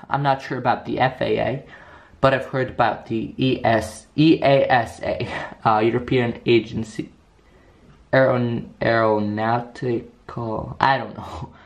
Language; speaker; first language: English; non-native, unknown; Polish